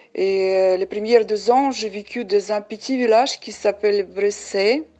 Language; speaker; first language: French; non-native, fluent; Uzbek